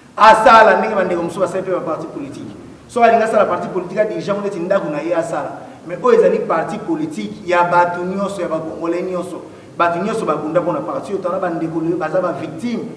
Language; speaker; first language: Lingala; non-native, local second language; Kongo